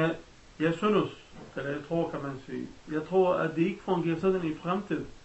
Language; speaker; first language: Danish; non-native, learner; Arabic